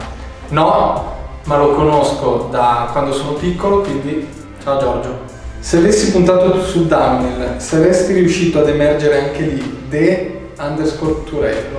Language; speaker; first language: Italian; native; Italian